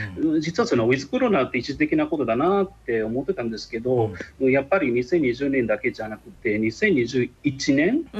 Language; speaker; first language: Japanese; non-native, fluent; Arabic